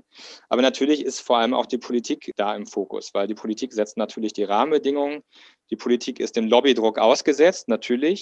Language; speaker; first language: German; native; German